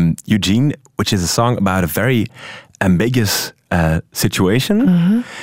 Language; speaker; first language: English; non-native, fluent; Dutch